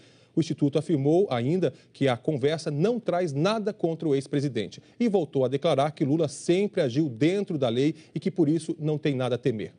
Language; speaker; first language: Portuguese; native; Portuguese